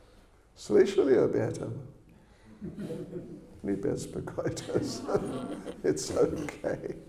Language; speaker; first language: Russian; non-native, learner; English